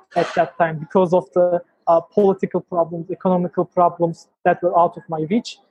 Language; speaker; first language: English; non-native, fluent; Turkish